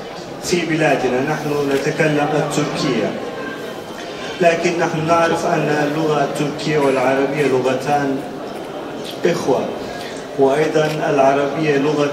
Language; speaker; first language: Arabic; non-native, fluent; Turkish